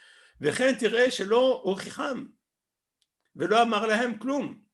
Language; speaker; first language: Hebrew; non-native, fluent; French